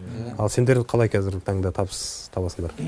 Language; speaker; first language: Kazakh; native; Kazakh